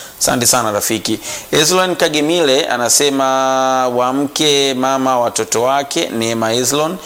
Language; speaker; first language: Swahili; non-native, local second language; Sukuma